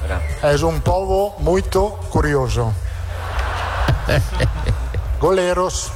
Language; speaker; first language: Portuguese; non-native, learner; Italian